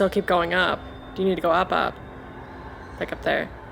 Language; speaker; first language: English; native; English